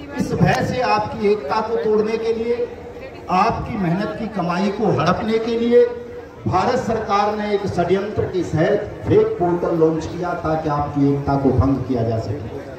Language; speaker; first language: Hindi; native; Hindi